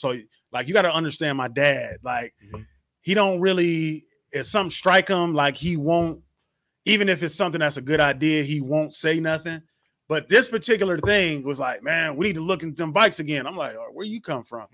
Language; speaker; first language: English; native; English